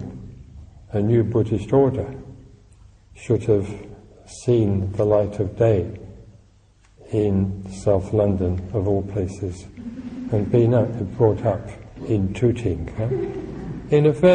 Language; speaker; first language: English; native; English